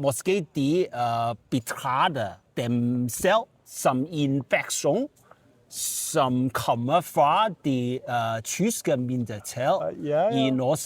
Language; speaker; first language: Danish; non-native, learner; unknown